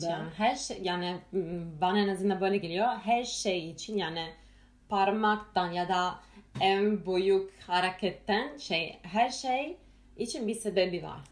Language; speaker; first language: Turkish; non-native, fluent; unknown